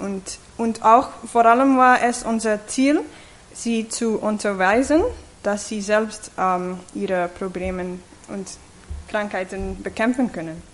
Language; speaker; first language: German; non-native, fluent; English